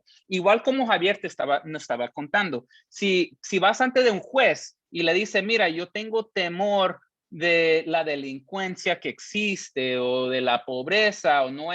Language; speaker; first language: Spanish; early bilingual, heritage; Spanish